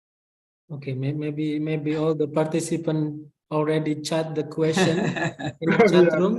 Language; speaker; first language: English; non-native, fluent; Indonesian